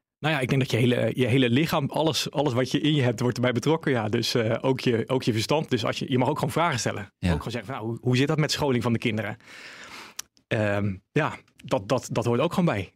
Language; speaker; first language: Dutch; native; Dutch